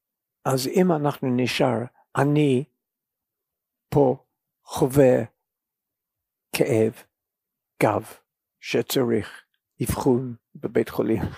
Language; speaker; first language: Hebrew; non-native, fluent; English